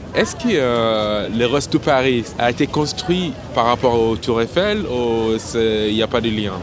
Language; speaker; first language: French; non-native, fluent; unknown